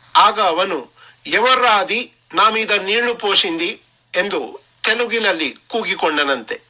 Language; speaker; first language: Kannada; non-native, local second language; Marathi